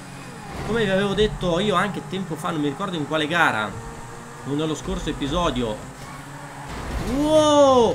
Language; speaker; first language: Italian; native; Italian